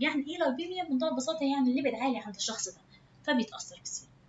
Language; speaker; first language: Arabic; native; Arabic